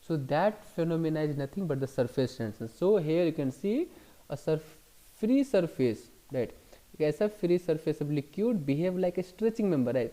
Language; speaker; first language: English; non-native, local second language; Hindi